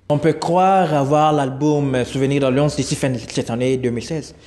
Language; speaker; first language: French; non-native, local second language; Lingala